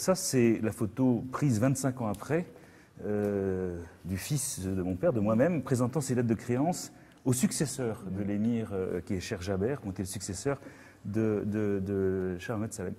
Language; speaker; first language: French; native; French